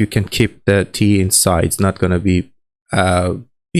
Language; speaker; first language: English; non-native, learner; Persian